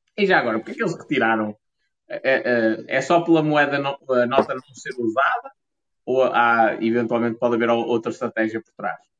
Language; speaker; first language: Portuguese; native; Portuguese